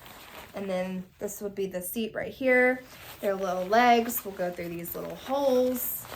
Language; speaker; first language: English; native; English